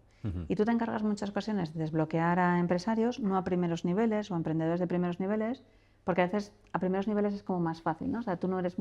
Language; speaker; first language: Spanish; native; Spanish